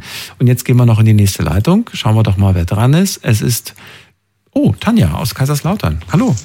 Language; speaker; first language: German; native; German